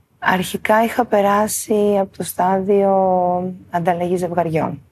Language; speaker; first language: Greek; native; Greek